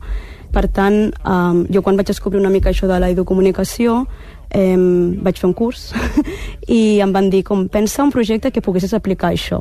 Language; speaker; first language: Catalan; early bilingual, other home language; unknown